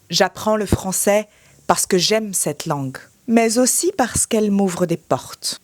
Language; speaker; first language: French; native; French